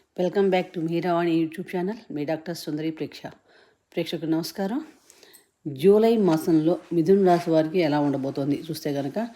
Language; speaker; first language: Telugu; native; Telugu